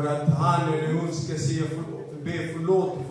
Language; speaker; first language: Swedish; non-native, fluent; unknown